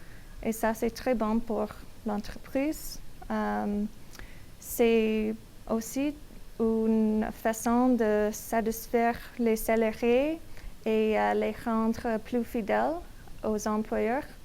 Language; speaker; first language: French; non-native, learner; English